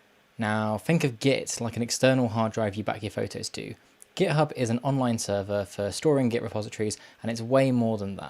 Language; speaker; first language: English; native; English